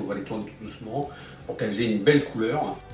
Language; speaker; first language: French; native; French